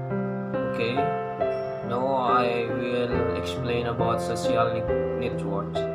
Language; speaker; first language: English; non-native, learner; Indonesian